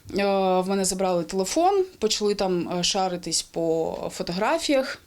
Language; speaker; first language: Ukrainian; non-native, local second language; Russian